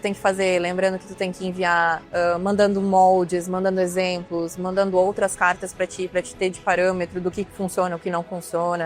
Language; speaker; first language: Portuguese; native; Portuguese